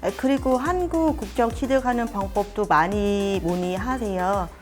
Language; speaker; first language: Korean; non-native, fluent; Khmer